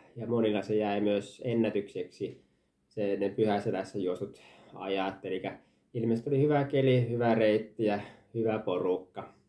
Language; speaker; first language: Finnish; early bilingual, heritage; Finnish